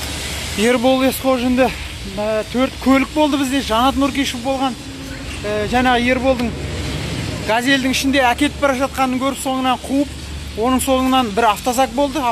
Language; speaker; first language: Kazakh; native; Kazakh